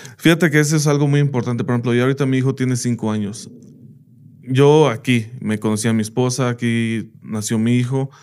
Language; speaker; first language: Spanish; early bilingual, heritage; Spanish